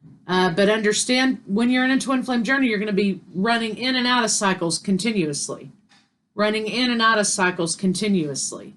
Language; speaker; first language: English; native; English